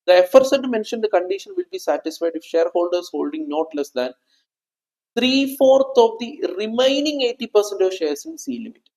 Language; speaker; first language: English; non-native, local second language; Malayalam